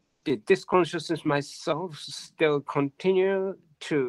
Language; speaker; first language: English; non-native, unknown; Japanese